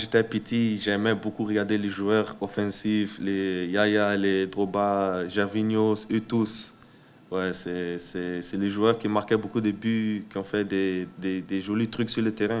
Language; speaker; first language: French; early bilingual, heritage; French